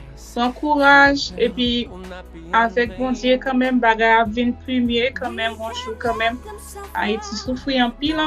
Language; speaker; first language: Haitian Creole; early bilingual, heritage; Haitian Creole